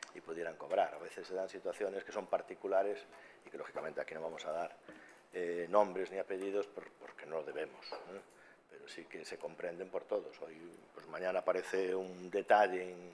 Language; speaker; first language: Spanish; native; Spanish